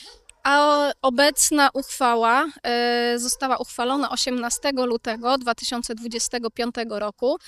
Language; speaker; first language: Polish; native; Polish